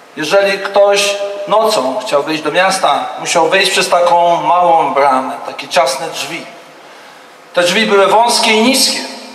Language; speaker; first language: Polish; native; Polish